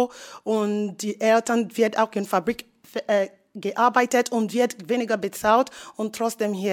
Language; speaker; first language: German; non-native, fluent; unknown